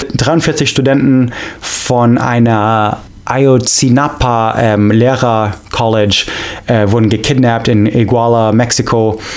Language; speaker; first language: German; non-native, fluent; English